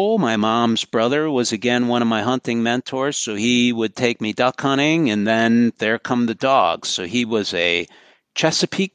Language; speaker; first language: English; native; English